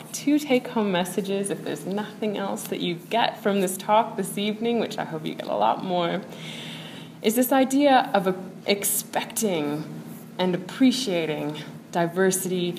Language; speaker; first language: English; native; English